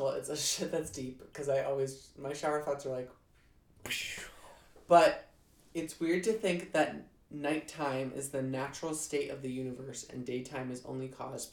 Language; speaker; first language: English; native; English